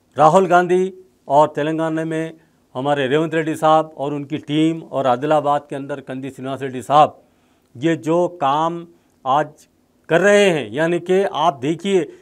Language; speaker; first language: Urdu; native; Urdu